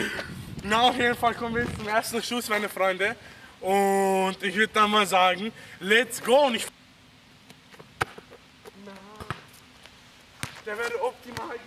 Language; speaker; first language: German; native; German